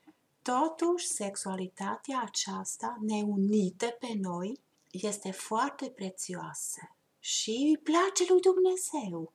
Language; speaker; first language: Romanian; non-native, fluent; German